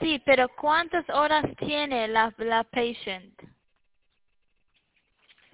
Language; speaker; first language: Spanish; early bilingual, heritage; Spanish